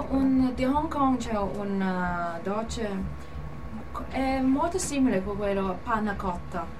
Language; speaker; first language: Italian; non-native, learner; Cantonese